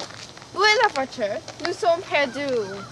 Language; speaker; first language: French; non-native, learner; English